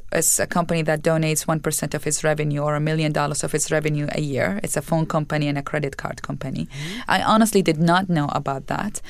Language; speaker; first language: English; non-native, fluent; Arabic